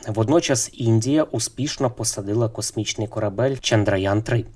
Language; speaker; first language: Ukrainian; native; Ukrainian